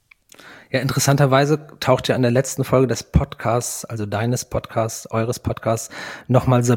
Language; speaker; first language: German; native; German